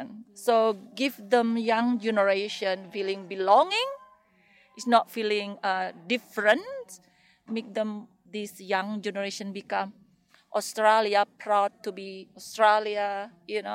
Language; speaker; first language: English; non-native, learner; Indonesian